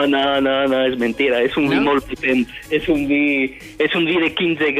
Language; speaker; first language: Catalan; non-native, fluent; French